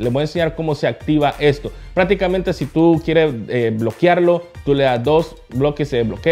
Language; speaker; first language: Spanish; native; Spanish